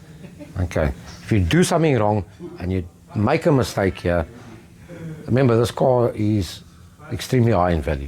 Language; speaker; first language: English; native; English